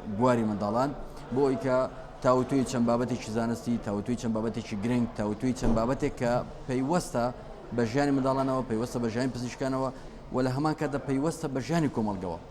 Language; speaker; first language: Central Kurdish; native; Central Kurdish